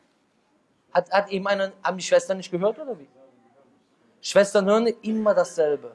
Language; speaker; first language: German; native; German